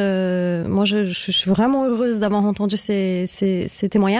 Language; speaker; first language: French; native; French